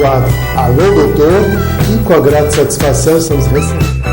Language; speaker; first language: Portuguese; native; Portuguese